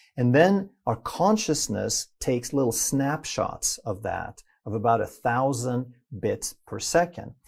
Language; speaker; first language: English; non-native, fluent; Swedish